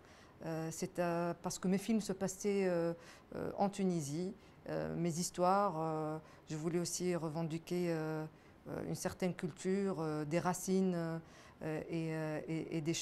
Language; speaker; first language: French; non-native, local second language; Arabic